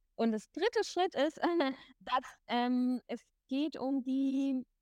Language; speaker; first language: German; non-native, fluent; Spanish